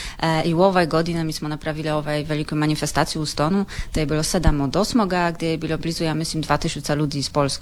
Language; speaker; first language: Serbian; non-native, learner; Polish